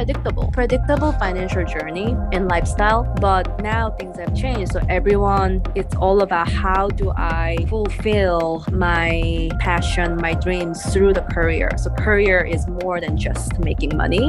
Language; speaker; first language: English; non-native, fluent; Korean